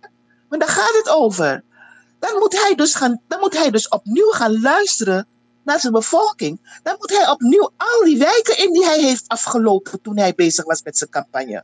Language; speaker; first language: Dutch; native; Dutch